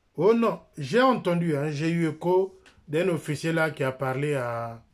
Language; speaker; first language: French; non-native, local second language; Lingala